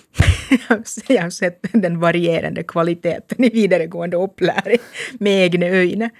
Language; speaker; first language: Norwegian; non-native, fluent; Finnish